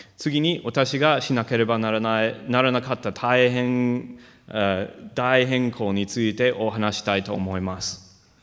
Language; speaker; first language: Japanese; non-native, fluent; English